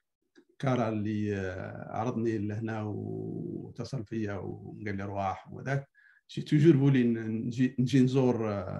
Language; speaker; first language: Arabic; native; Arabic